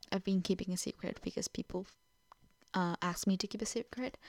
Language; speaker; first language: English; non-native, fluent; Portuguese